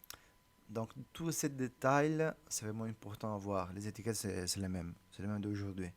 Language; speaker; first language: French; non-native, learner; Italian